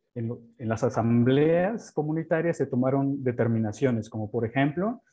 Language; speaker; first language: Spanish; native; Spanish